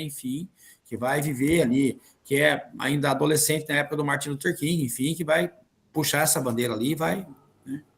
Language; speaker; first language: Portuguese; native; Portuguese